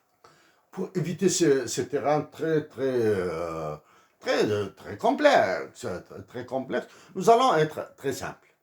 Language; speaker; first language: French; native; French